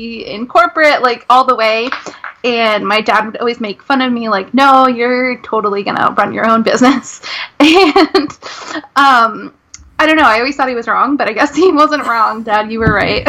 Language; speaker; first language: English; native; English